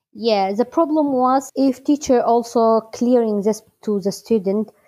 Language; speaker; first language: English; non-native, learner; Kurdish